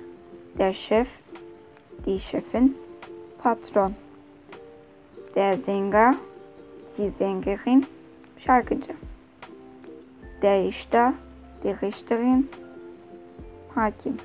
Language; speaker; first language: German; non-native, fluent; Turkish